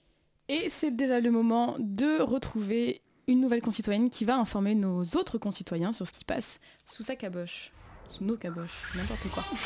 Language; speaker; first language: French; native; French